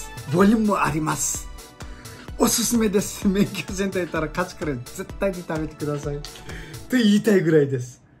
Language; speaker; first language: Japanese; non-native, fluent; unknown